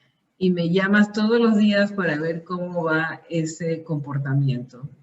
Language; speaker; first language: Spanish; early bilingual, heritage; Spanish